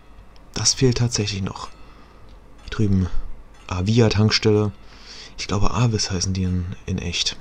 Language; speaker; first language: German; native; German